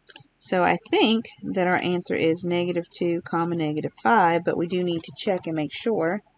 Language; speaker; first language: English; native; English